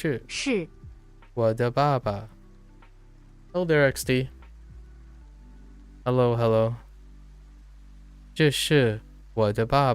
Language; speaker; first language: Chinese; non-native, learner; English